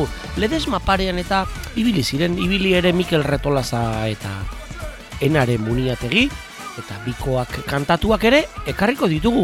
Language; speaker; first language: Basque; native; Basque